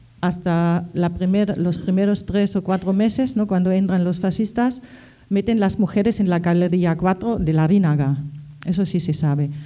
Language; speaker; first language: Spanish; non-native, fluent; German